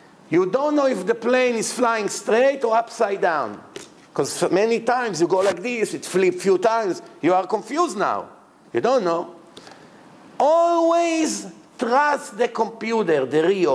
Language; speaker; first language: English; non-native, fluent; Hebrew